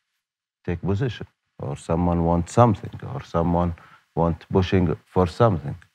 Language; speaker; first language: English; non-native, learner; Arabic